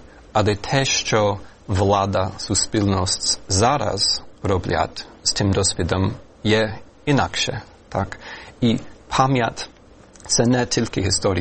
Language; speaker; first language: Ukrainian; non-native, fluent; English